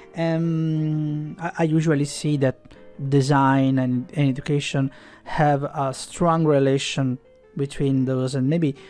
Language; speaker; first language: English; non-native, fluent; Italian